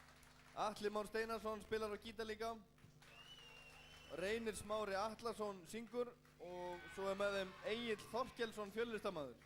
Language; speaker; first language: Icelandic; native; Icelandic